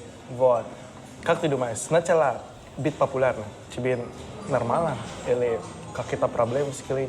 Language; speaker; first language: Russian; non-native, learner; Indonesian